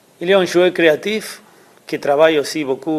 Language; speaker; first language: French; non-native, learner; Spanish